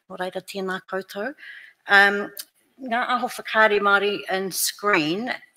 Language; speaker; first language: Māori; non-native, local second language; English